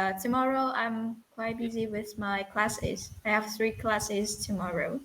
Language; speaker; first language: English; non-native, fluent; Vietnamese